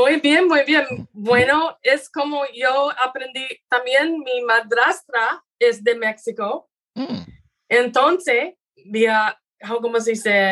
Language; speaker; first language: Spanish; non-native, learner; English